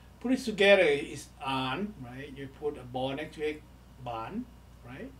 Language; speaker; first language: English; non-native, fluent; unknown